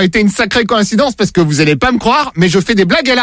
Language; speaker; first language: French; native; French